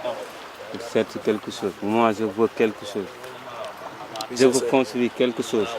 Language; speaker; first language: French; non-native, local second language; Wolof